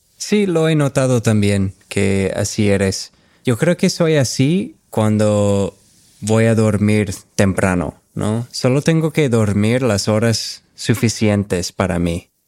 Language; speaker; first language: Spanish; non-native, fluent; English